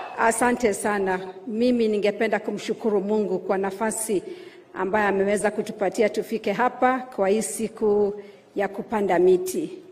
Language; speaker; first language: Swahili; native; Swahili